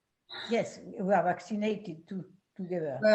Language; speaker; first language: English; non-native, learner; French